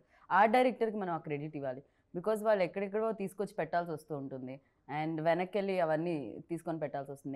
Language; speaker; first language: Telugu; native; Telugu